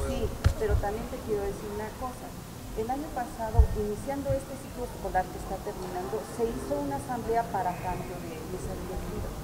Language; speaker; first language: Spanish; native; Spanish